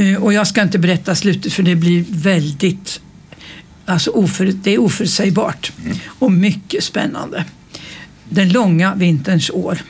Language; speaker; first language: Swedish; native; Swedish